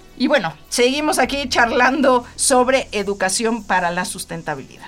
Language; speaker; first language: Spanish; native; Spanish